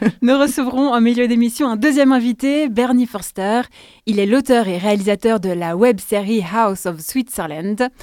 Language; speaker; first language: French; native; French